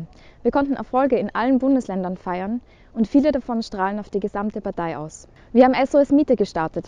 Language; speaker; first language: German; native; German